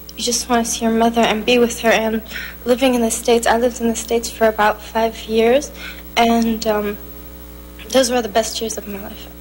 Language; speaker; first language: English; native; English